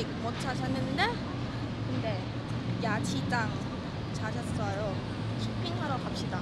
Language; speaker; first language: Korean; non-native, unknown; Thai